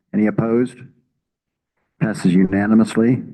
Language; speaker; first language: English; native; English